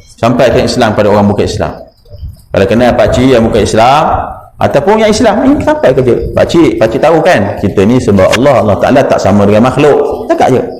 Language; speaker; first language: Malay; native; Malay